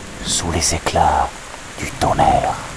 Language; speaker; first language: French; native; French